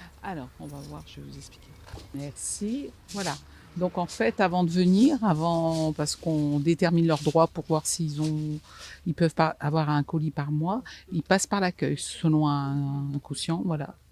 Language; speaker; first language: French; native; French